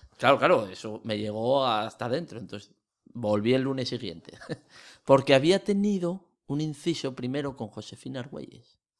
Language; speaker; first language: Spanish; native; Spanish